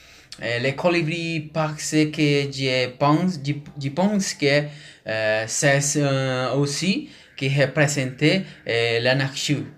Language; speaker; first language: French; non-native, learner; Spanish